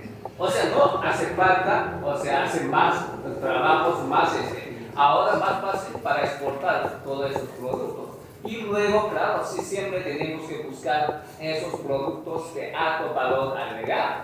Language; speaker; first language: Spanish; non-native, fluent; Chinese